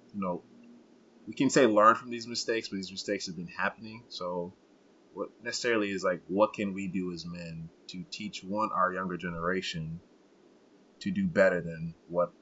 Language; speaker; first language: English; non-native, local second language; Kinyarwanda